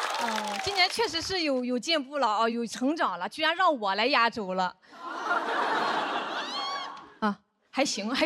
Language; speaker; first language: Chinese; native; Chinese